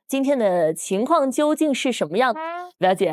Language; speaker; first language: Chinese; native; Chinese